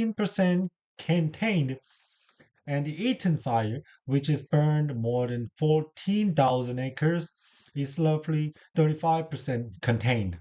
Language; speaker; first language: English; non-native, learner; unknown